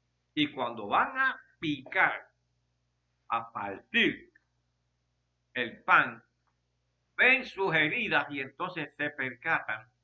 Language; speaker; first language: Spanish; native; Spanish